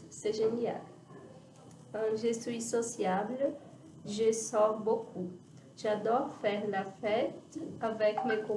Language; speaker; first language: French; non-native, learner; Portuguese